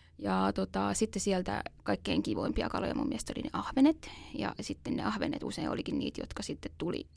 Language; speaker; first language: Finnish; native; Finnish